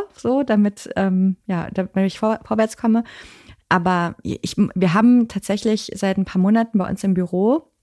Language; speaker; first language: German; native; German